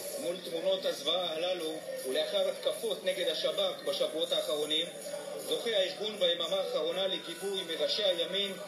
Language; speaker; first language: Hebrew; native; Hebrew